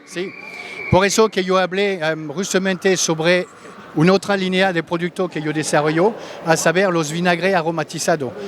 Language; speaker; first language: Spanish; non-native, fluent; French